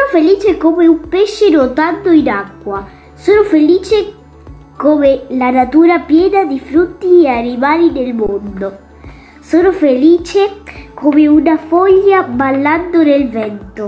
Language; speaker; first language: Italian; early bilingual, other home language; Spanish